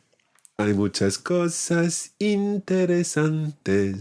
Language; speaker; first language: Spanish; non-native, fluent; English